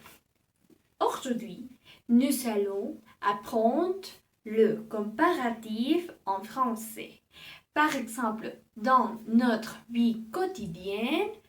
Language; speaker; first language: French; non-native, learner; Spanish